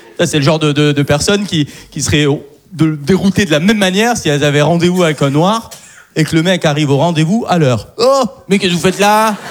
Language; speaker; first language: French; early bilingual, other home language; Arabic